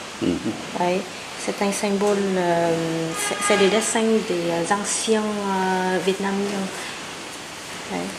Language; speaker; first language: French; non-native, fluent; Vietnamese